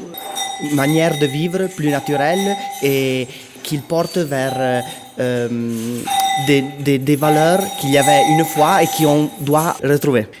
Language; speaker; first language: French; non-native, local second language; Italian